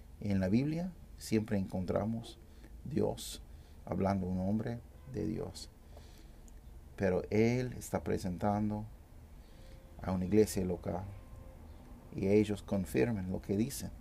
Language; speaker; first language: Spanish; non-native, fluent; English